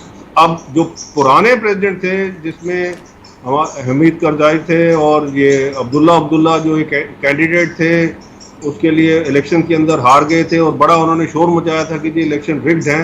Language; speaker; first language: Hindi; native; Hindi